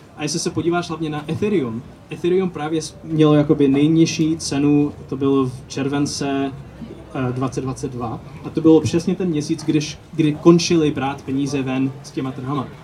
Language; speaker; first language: Czech; early bilingual, heritage; Czech